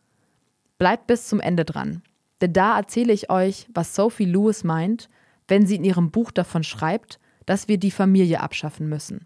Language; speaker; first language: German; native; German